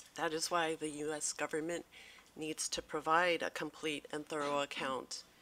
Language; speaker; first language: English; native; English